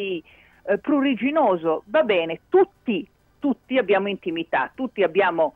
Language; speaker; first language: Italian; native; Italian